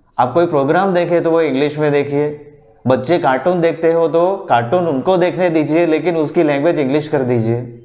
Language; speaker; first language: Hindi; non-native, local second language; Gujarati